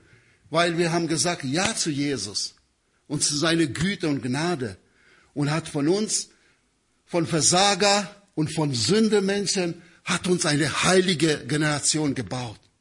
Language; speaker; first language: German; non-native, learner; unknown